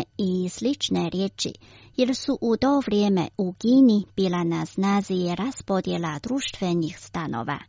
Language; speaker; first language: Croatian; non-native, fluent; Chinese